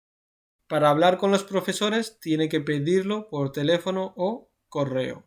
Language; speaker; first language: Spanish; non-native, fluent; Urdu